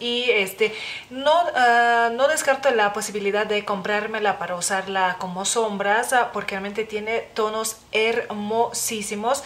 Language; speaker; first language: Spanish; non-native, fluent; Lithuanian